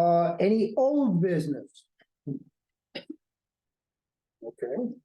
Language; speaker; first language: English; native; English